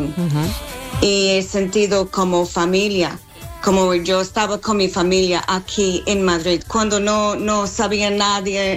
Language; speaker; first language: Spanish; non-native, fluent; English